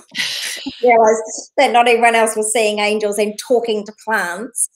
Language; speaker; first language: English; native; English